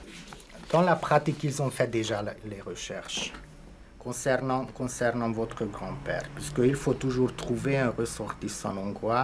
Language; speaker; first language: French; non-native, fluent; Hungarian